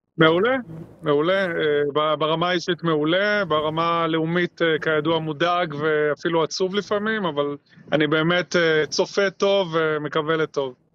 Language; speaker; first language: Hebrew; native; Hebrew